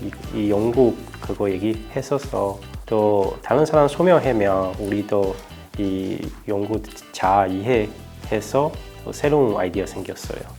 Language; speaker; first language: Korean; non-native, learner; Chinese